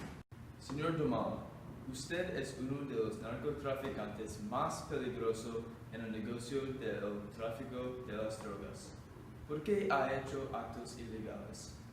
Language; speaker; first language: Spanish; non-native, learner; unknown